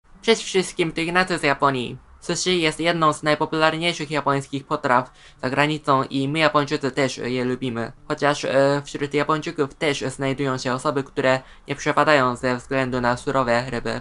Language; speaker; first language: Polish; non-native, fluent; Japanese